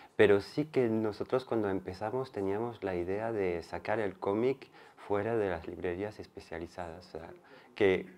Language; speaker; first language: Spanish; non-native, fluent; French